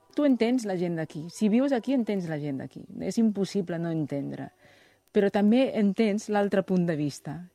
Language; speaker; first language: Catalan; non-native, fluent; Chinese